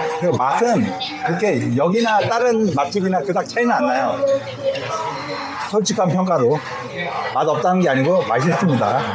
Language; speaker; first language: Korean; native; Korean